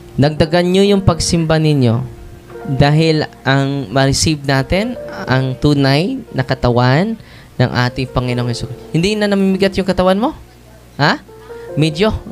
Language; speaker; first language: Filipino; non-native, local second language; Cebuano